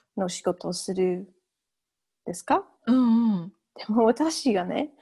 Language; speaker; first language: Japanese; non-native, learner; English